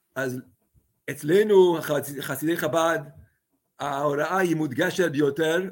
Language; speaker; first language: Hebrew; non-native, fluent; English